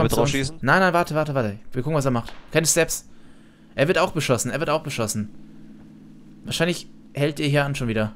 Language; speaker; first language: German; native; German